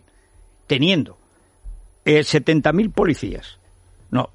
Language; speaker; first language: Spanish; native; Spanish